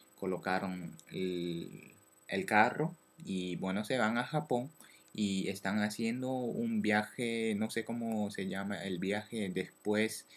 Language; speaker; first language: Spanish; non-native, learner; French